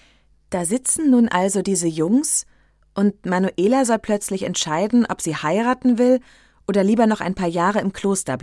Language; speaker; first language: German; native; German